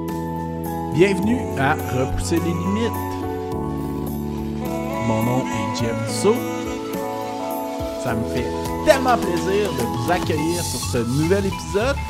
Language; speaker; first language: French; native; French